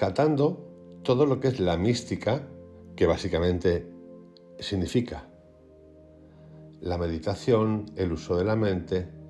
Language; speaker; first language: Spanish; native; Spanish